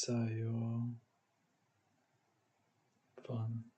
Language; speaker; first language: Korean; non-native, learner; English